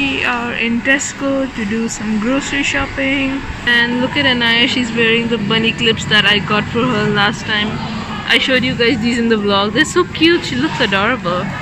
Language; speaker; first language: English; non-native, local second language; Hindi